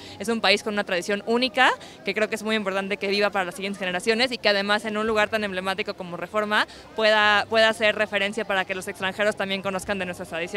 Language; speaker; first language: Spanish; native; Spanish